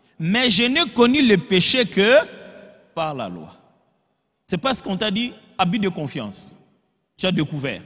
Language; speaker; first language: French; non-native, local second language; Lingala